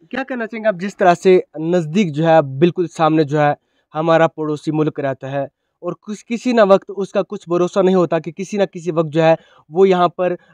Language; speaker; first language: Hindi; non-native, local second language; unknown